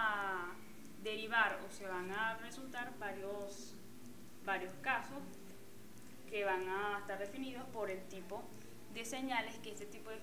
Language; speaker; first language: Spanish; native; Spanish